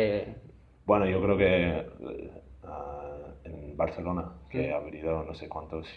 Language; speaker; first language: Spanish; non-native, fluent; English